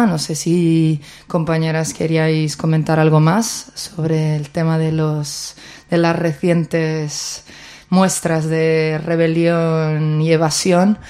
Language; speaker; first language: Spanish; native; Spanish